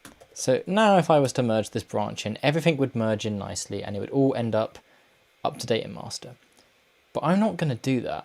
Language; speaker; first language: English; native; English